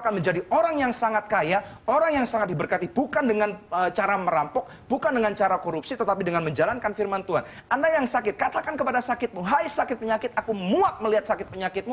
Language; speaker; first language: Indonesian; native; Indonesian